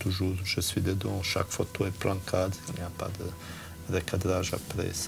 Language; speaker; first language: French; non-native, fluent; Bosnian